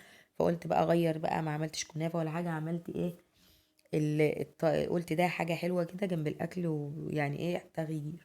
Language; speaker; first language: Arabic; native; Arabic